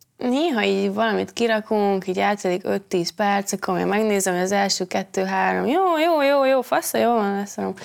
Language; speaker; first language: Hungarian; native; Hungarian